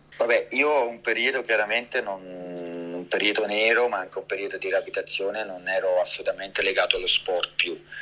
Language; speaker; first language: Italian; early bilingual, heritage; Italian